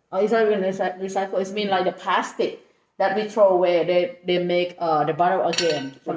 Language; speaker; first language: English; non-native, learner; Thai